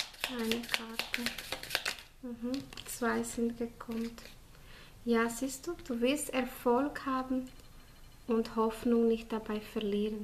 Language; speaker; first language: German; non-native, fluent; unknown